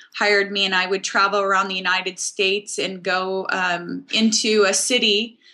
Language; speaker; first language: English; native; English